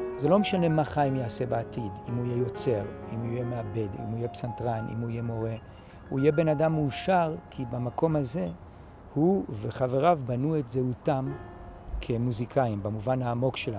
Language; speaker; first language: Hebrew; native; Hebrew